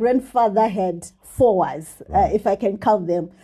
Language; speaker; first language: English; non-native, local second language; Shona